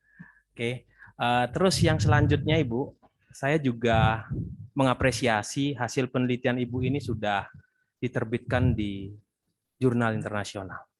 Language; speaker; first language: Indonesian; native; Indonesian